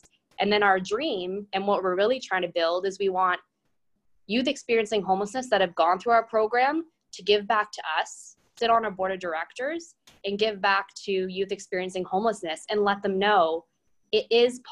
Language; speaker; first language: English; native; English